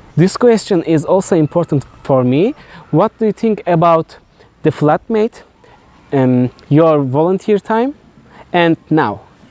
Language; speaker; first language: English; non-native, learner; Turkish